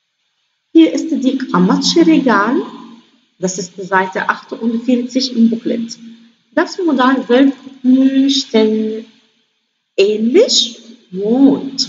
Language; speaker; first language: German; non-native, learner; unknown